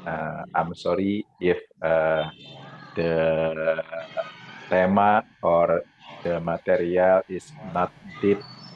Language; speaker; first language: English; non-native, learner; Indonesian